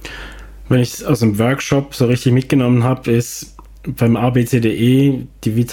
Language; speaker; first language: German; native; German